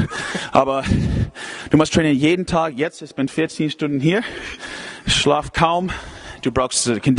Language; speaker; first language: German; non-native, learner; English